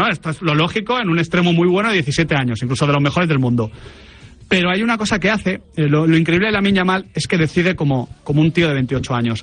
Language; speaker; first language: Spanish; native; Spanish